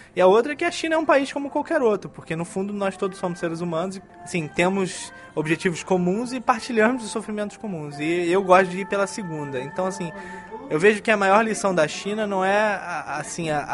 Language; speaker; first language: Portuguese; native; Portuguese